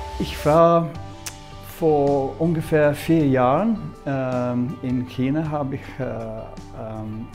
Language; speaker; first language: German; non-native, fluent; English